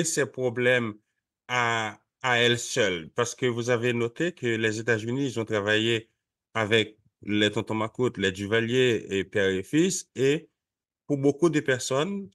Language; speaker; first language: French; non-native, local second language; Haitian Creole